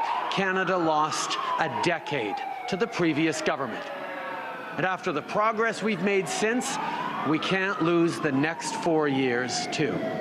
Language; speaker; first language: English; early bilingual, other home language; French